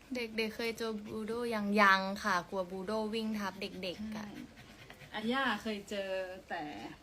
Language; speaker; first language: Thai; native; Thai